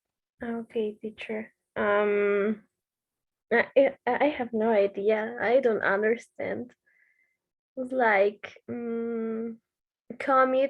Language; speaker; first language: English; non-native, learner; Spanish